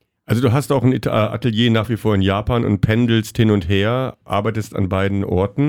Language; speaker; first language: German; native; German